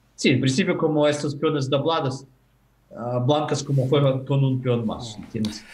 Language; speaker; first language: Spanish; non-native, learner; Ukrainian